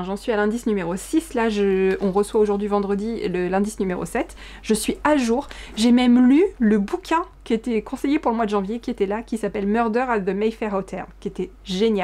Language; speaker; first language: French; native; French